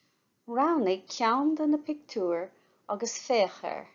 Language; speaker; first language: Irish; non-native, local second language; English